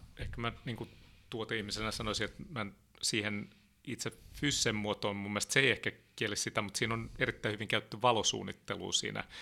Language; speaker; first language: Finnish; early bilingual, heritage; Finnish